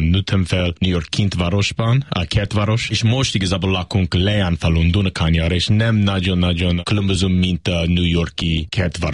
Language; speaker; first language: Hungarian; non-native, learner; English